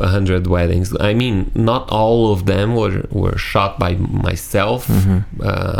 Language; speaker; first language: English; non-native, fluent; Portuguese